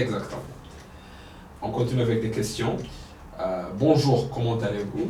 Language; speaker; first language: French; non-native, fluent; Polish